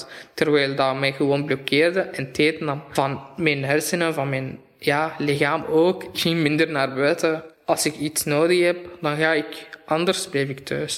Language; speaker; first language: Dutch; non-native, fluent; Arabic